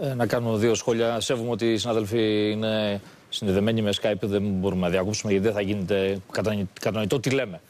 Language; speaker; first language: Greek; native; Greek